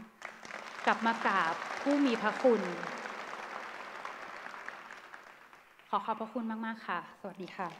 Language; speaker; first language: Thai; native; Thai